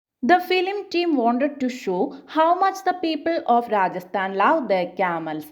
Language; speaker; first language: English; non-native, local second language; Malayalam